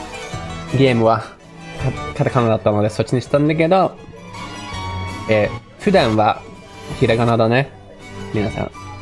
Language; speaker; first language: Japanese; non-native, fluent; English